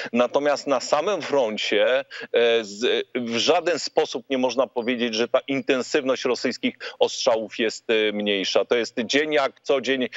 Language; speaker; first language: Polish; native; Polish